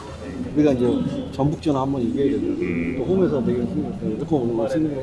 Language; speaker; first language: Korean; native; Korean